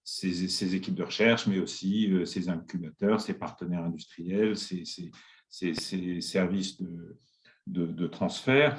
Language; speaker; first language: French; native; French